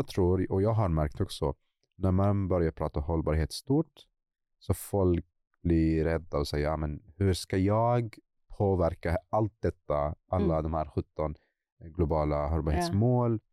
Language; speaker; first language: Swedish; non-native, fluent; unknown